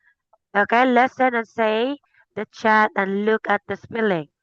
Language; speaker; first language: English; non-native, fluent; Filipino